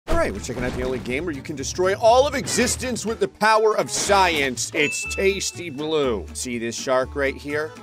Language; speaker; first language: English; native; English